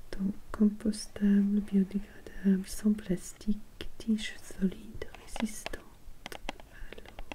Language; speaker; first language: French; non-native, fluent; English